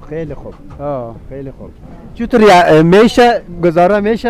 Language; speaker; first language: Persian; non-native, local second language; Uzbek